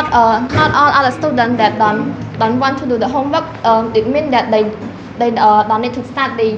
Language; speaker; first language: English; non-native, learner; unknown